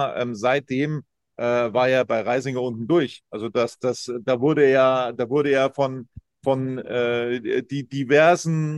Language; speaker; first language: German; native; German